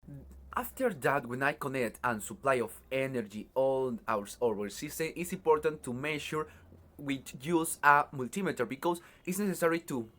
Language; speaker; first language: English; non-native, learner; Spanish